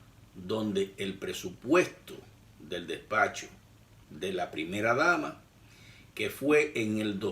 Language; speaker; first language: Spanish; native; Spanish